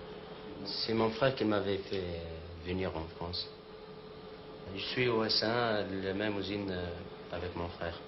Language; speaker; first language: French; non-native, local second language; Arabic